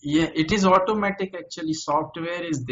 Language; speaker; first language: English; non-native, local second language; Hindi